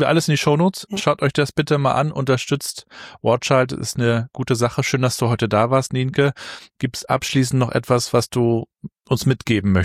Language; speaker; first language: German; native; German